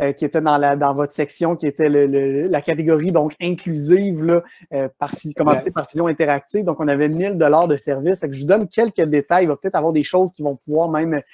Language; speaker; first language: French; native; French